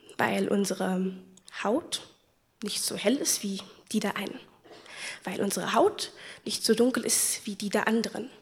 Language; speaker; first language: German; native; German